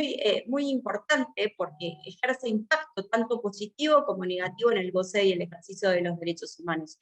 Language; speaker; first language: Spanish; native; Spanish